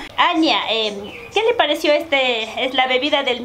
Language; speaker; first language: Spanish; native; Spanish